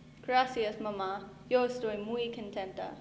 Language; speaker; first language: Spanish; non-native, learner; English